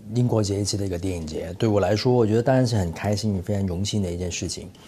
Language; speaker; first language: Chinese; non-native, fluent; Cantonese